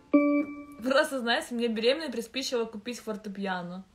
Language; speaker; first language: Russian; native; Russian